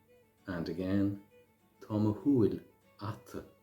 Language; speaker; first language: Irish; non-native, local second language; English